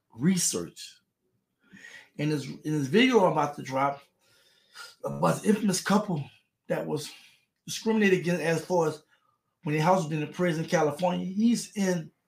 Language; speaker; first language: English; native; English